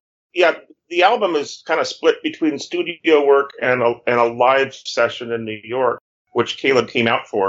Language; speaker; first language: English; native; English